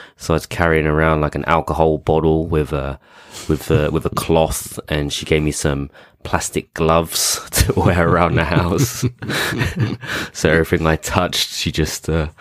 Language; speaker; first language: English; native; English